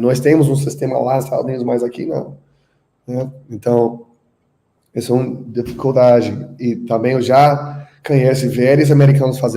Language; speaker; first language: Portuguese; non-native, learner; English